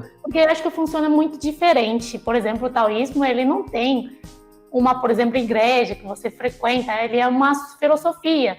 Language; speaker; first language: Portuguese; non-native, fluent; Chinese